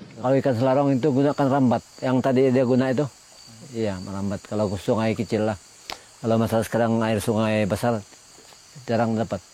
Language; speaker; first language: Malay; non-native, local second language; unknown